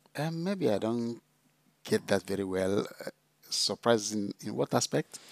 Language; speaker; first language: English; non-native, local second language; Igbo